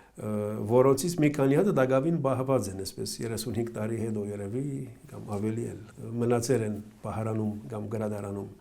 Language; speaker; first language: Armenian; early bilingual, heritage; Armenian